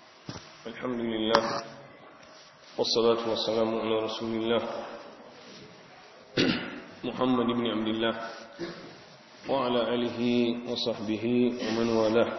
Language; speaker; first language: Arabic; non-native, fluent; Hausa